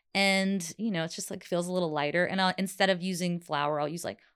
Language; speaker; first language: English; native; English